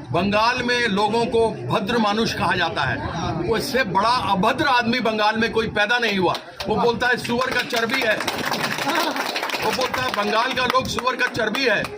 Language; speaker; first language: Hindi; native; Hindi